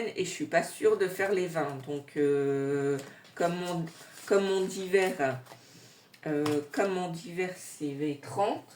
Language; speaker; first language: French; native; French